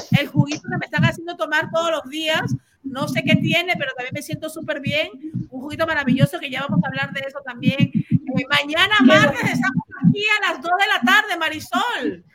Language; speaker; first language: Spanish; native; Spanish